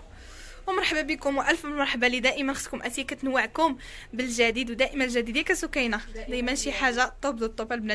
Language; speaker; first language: Arabic; native; Arabic